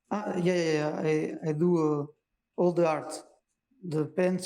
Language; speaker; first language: English; non-native, learner; Portuguese